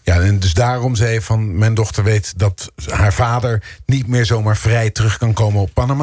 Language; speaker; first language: Dutch; native; Dutch